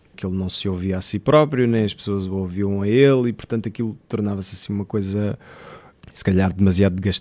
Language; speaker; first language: Portuguese; native; Portuguese